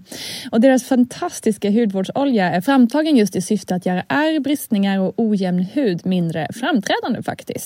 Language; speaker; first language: Swedish; native; Swedish